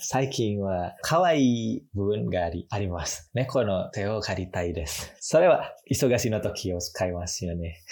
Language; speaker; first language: Japanese; non-native, learner; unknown